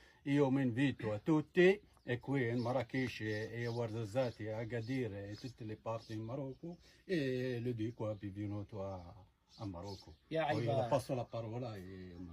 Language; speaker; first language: Italian; non-native, fluent; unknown